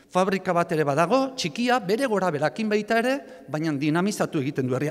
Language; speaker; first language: Basque; native; Basque